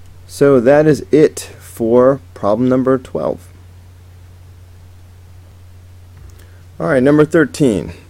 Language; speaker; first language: English; native; English